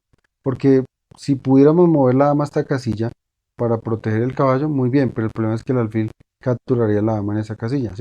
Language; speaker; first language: Spanish; native; Spanish